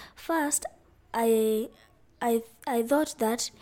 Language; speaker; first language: English; non-native, local second language; Luyia